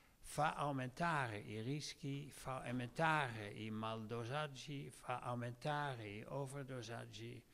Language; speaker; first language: Italian; non-native, learner; Dutch